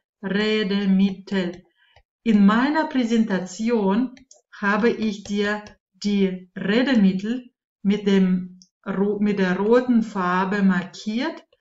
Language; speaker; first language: German; non-native, fluent; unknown